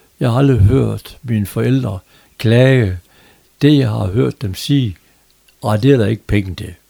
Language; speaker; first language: Danish; native; Danish